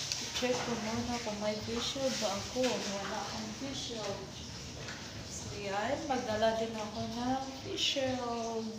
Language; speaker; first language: Filipino; non-native, local second language; Cebuano